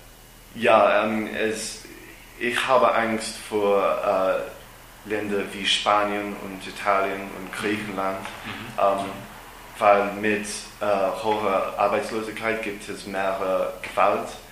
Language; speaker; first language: German; non-native, learner; English